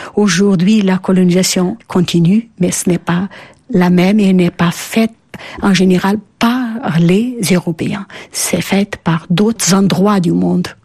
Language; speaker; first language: French; non-native, fluent; Portuguese